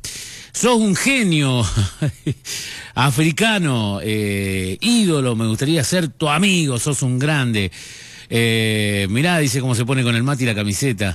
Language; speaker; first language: Spanish; native; Spanish